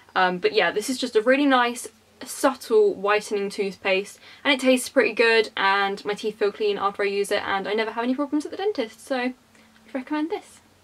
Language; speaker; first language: English; native; English